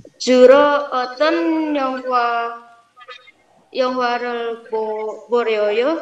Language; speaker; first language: Korean; non-native, learner; Indonesian